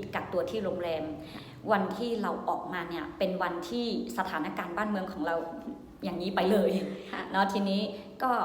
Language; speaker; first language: Thai; non-native, fluent; Burmese